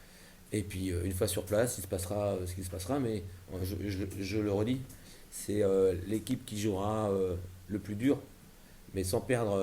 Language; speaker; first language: French; native; French